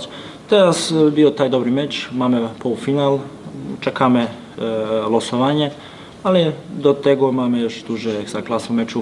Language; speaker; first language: Polish; non-native, learner; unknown